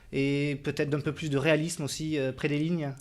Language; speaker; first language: French; native; French